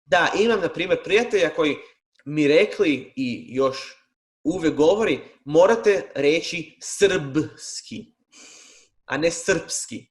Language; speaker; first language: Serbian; non-native, fluent; Hebrew